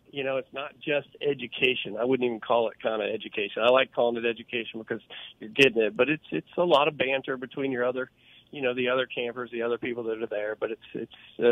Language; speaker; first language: English; native; English